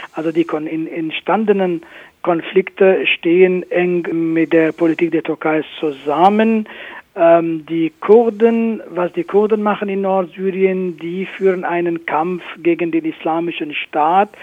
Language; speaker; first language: German; non-native, fluent; Kurdish